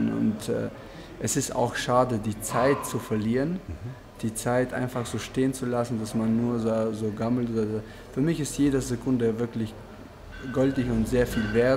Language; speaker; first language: German; non-native, fluent; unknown